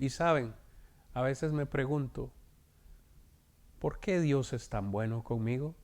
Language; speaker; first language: Spanish; native; Spanish